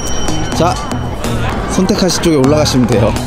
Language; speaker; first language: Korean; native; Korean